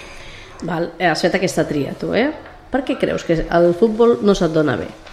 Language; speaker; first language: Catalan; native; Catalan